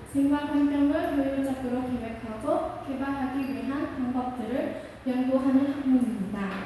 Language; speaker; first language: Korean; non-native, local second language; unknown